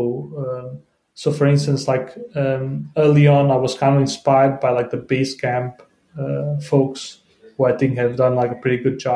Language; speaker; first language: English; non-native, fluent; Bosnian